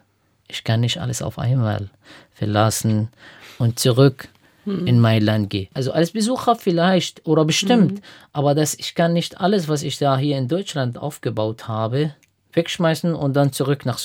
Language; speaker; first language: German; non-native, fluent; Arabic